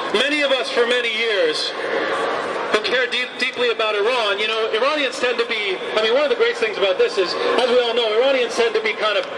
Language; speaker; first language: English; early bilingual, other home language; Persian